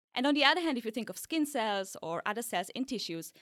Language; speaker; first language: English; early bilingual, other home language; Polish